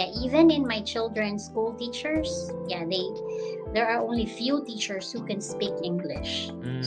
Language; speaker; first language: English; non-native, local second language; Filipino